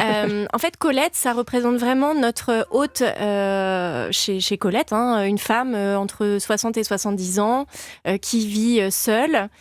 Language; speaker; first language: French; native; French